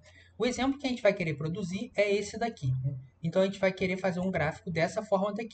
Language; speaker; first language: Portuguese; native; Portuguese